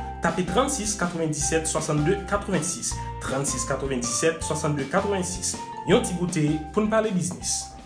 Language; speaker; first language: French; non-native, local second language; Haitian Creole